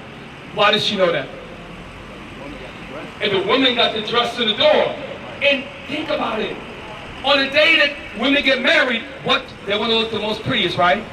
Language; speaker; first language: English; native; English